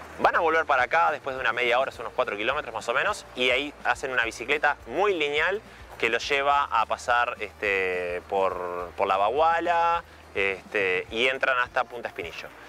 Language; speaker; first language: Spanish; native; Spanish